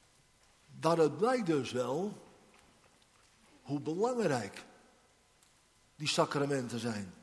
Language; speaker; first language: Dutch; native; Dutch